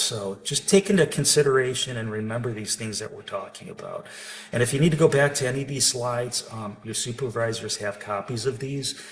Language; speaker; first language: English; native; English